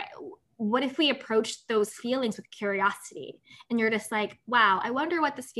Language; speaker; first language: English; native; English